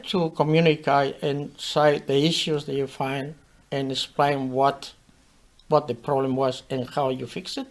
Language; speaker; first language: English; non-native, fluent; Spanish